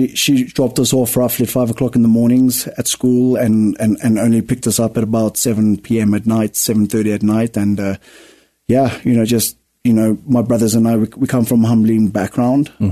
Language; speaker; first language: English; non-native, local second language; Afrikaans